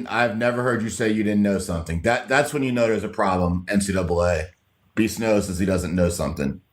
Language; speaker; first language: English; native; English